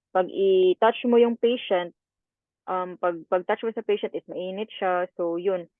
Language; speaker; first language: Filipino; native; Filipino